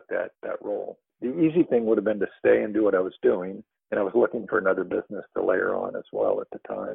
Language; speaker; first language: English; native; English